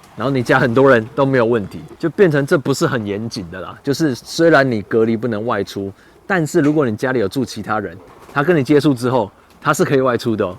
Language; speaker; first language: Chinese; native; Chinese